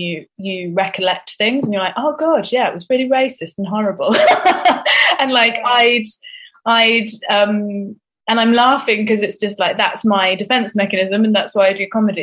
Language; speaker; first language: English; native; English